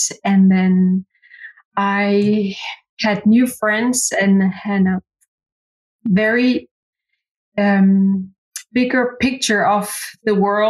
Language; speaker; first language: English; non-native, fluent; Kalaallisut